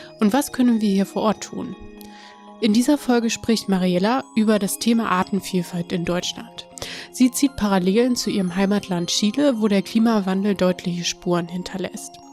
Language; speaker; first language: German; native; German